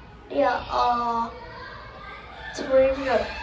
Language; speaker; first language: English; non-native, learner; Vietnamese